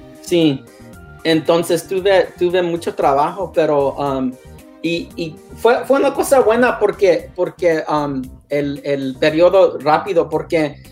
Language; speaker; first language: Spanish; non-native, learner; English